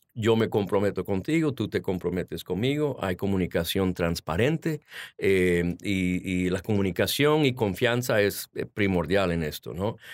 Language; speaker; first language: Spanish; early bilingual, heritage; Spanish